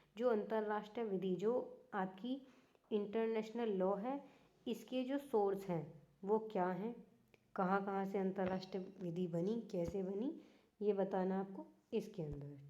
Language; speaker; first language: Hindi; native; Hindi